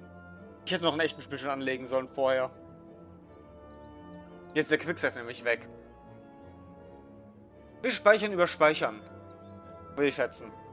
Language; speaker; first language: German; native; German